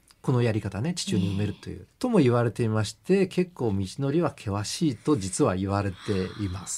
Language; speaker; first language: Japanese; native; Japanese